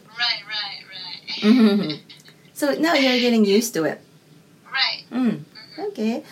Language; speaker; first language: English; non-native, fluent; Japanese